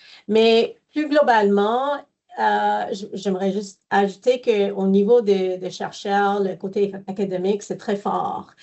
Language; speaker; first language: French; non-native, fluent; English